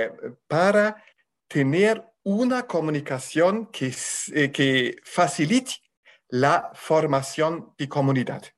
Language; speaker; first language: Spanish; non-native, fluent; German